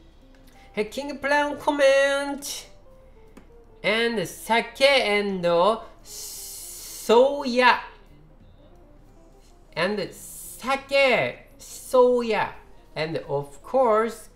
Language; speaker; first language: English; non-native, learner; Japanese